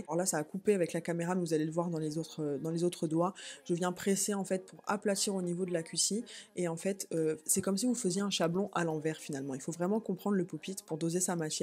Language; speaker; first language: French; native; French